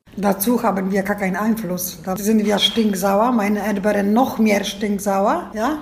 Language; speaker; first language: German; non-native, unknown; Polish